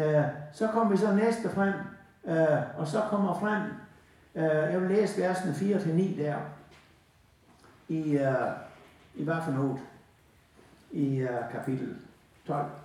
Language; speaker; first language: Danish; native; Danish